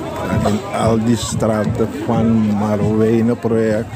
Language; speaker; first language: Dutch; non-native, local second language; Sranan Tongo